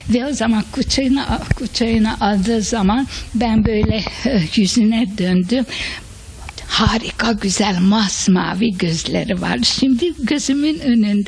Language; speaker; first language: Turkish; early bilingual, other home language; Hungarian